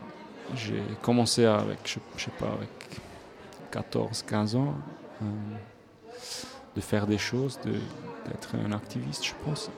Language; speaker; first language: French; non-native, local second language; Swiss German